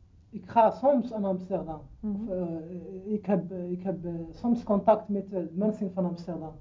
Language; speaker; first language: Dutch; non-native, learner; Arabic